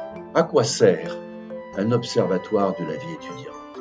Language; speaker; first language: French; native; French